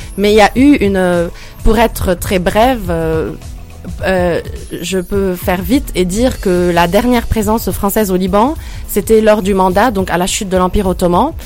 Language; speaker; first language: French; non-native, local second language; Arabic